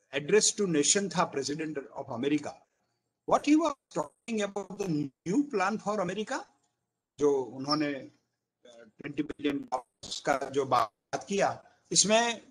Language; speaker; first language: Hindi; non-native, local second language; Gujarati